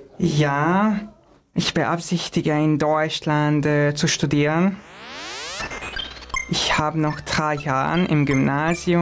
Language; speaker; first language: German; non-native, fluent; Hungarian